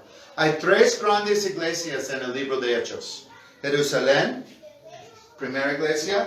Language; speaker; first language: Spanish; non-native, fluent; English